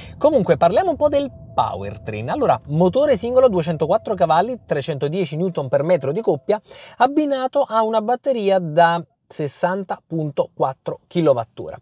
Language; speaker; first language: Italian; native; Italian